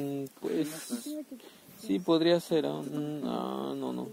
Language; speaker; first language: Spanish; native; Spanish